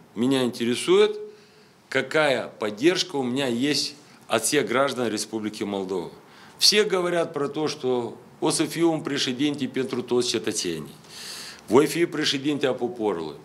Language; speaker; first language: Russian; native; Russian